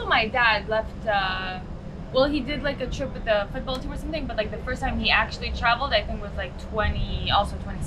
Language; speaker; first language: English; early bilingual, heritage; English